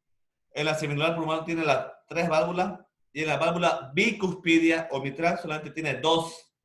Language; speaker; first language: Spanish; native; Spanish